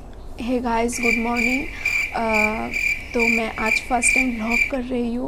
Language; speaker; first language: Hindi; non-native, local second language; Bangla